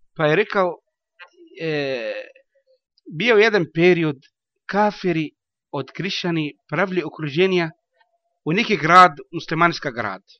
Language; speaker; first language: Bosnian; non-native, learner; Arabic